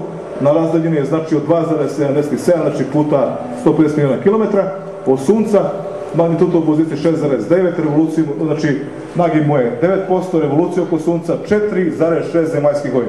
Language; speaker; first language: Serbian; native; Serbian